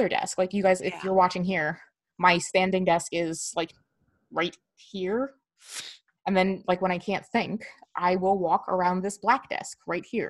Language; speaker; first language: English; native; English